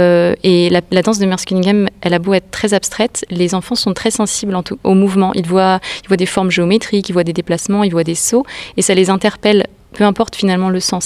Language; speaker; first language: French; native; French